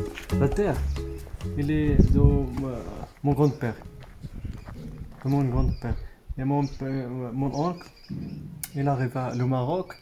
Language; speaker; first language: French; non-native, learner; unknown